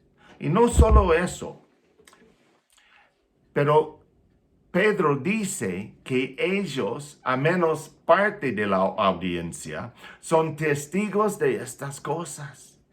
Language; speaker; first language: Spanish; non-native, fluent; English